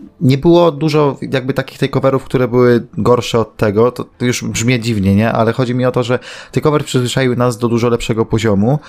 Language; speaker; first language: Polish; native; Polish